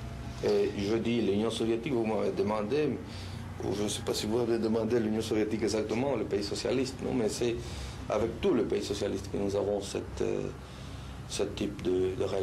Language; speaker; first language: French; non-native, learner; Spanish